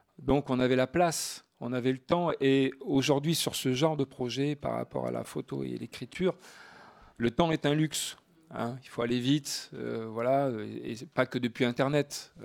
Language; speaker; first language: French; native; French